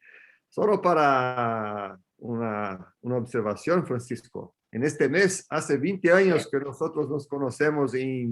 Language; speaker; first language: Spanish; non-native, fluent; Portuguese